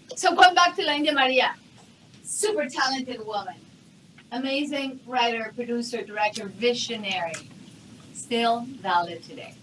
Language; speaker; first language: English; non-native, fluent; Spanish